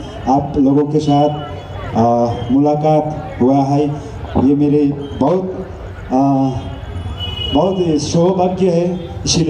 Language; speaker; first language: Hindi; non-native, learner; Nepali